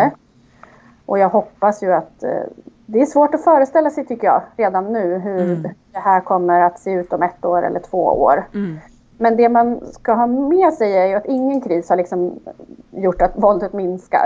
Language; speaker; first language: Swedish; native; Swedish